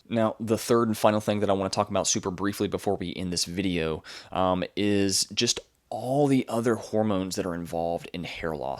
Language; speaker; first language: English; native; English